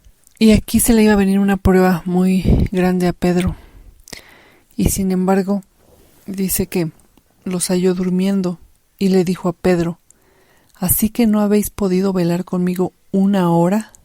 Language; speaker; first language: Spanish; native; Spanish